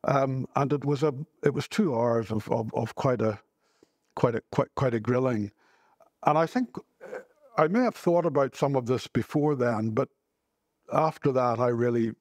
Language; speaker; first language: English; native; English